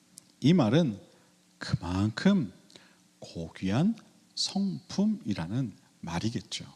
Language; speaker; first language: Korean; native; Korean